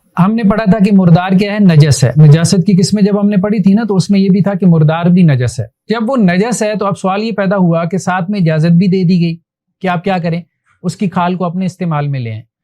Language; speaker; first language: Urdu; non-native, local second language; Punjabi